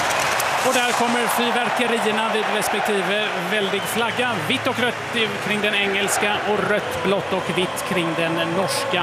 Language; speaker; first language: Swedish; native; Swedish